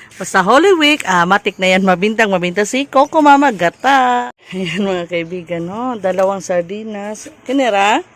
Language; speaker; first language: Filipino; non-native, local second language; Cebuano